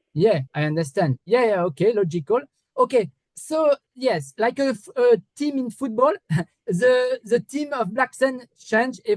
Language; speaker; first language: English; non-native, learner; French